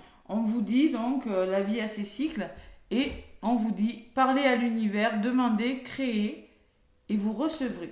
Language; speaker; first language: French; native; French